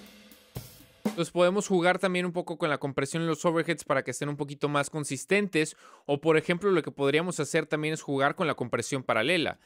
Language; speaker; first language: Spanish; native; Spanish